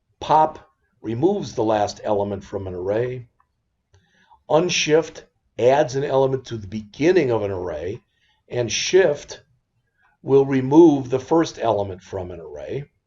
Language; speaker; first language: English; native; English